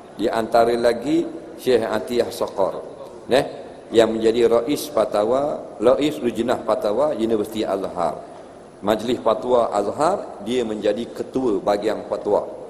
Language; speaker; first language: Malay; native; Malay